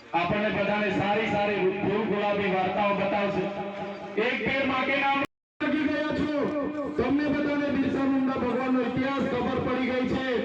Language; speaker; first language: Gujarati; non-native, local second language; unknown